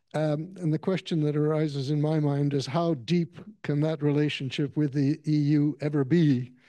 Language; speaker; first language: English; native; English